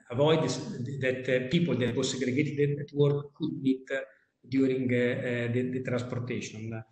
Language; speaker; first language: English; non-native, fluent; Italian